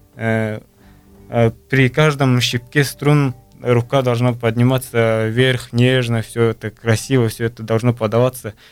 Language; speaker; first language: Russian; non-native, local second language; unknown